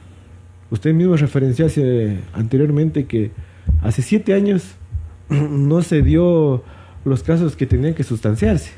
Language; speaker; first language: Spanish; native; Spanish